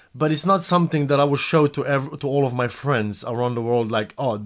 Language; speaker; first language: English; non-native, fluent; Slovenian